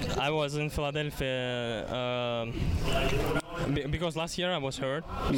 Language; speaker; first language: English; non-native, learner; Russian